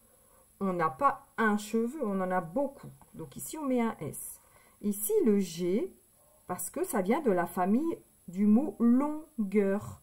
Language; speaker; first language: French; native; French